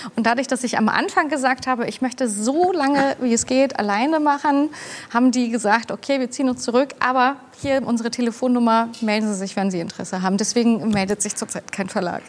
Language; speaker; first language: German; early bilingual, other home language; Turkish